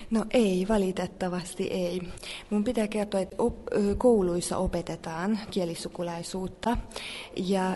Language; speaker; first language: Finnish; non-native, fluent; Hungarian